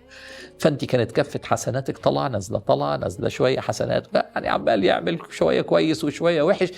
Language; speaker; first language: Arabic; native; Arabic